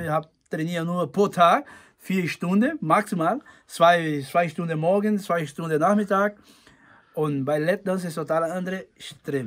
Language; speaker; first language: German; non-native, learner; Portuguese